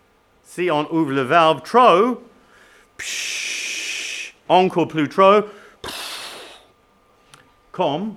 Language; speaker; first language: French; non-native, learner; English